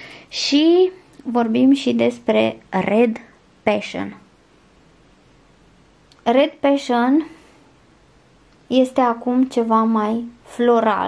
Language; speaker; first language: Romanian; native; Romanian